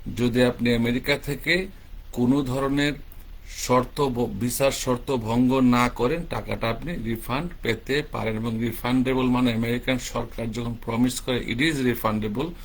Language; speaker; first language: Bangla; native; Bangla